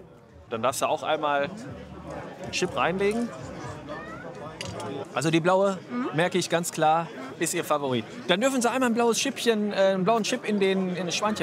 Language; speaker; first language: German; native; German